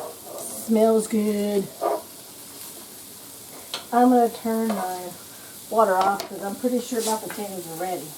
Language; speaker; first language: English; native; English